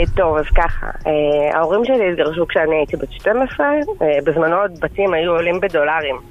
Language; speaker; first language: Hebrew; native; Hebrew